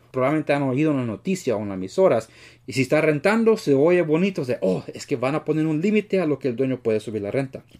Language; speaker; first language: Spanish; early bilingual, heritage; Spanish